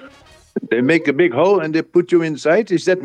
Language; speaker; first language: English; non-native, fluent; Dutch